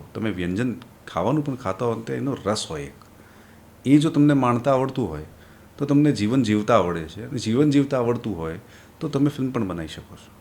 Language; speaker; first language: Gujarati; non-native, local second language; Marwari